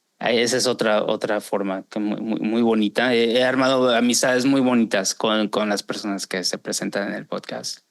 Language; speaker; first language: Spanish; early bilingual, heritage; Spanish